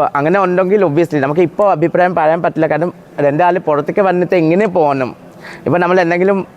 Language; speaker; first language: Malayalam; non-native, local second language; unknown